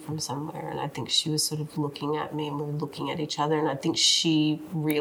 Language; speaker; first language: English; native; English